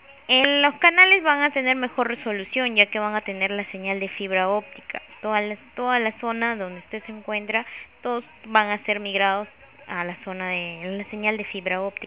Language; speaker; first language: Spanish; native; Spanish